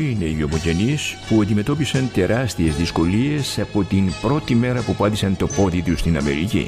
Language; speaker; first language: Greek; native; Greek